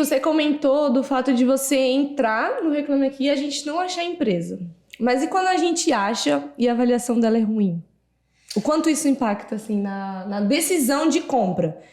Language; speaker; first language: Portuguese; native; Portuguese